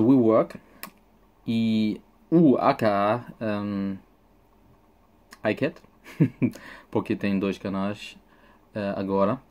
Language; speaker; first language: Portuguese; non-native, fluent; German